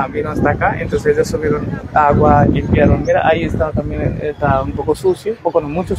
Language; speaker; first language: Spanish; non-native, learner; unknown